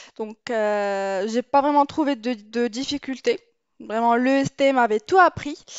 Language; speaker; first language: French; non-native, local second language; Arabic